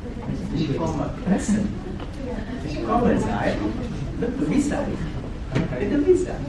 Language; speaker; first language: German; non-native, fluent; Indonesian